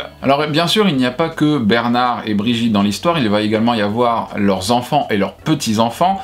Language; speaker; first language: French; native; French